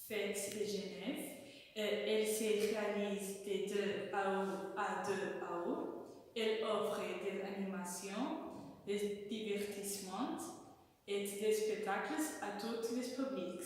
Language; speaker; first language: French; non-native, learner; Portuguese